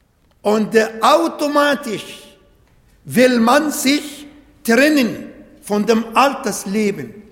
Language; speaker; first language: German; non-native, learner; Arabic